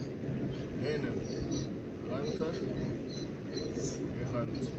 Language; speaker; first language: German; non-native, fluent; Portuguese